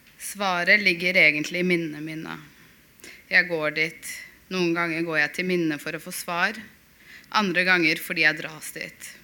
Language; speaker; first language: Norwegian; early bilingual, other home language; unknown